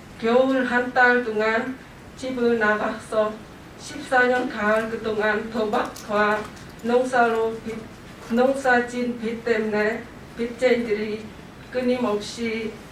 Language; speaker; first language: Korean; non-native, learner; Khmer